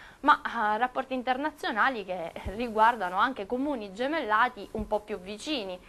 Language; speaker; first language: Italian; native; Italian